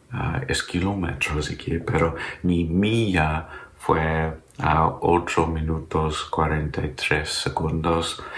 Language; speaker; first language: Spanish; non-native, learner; English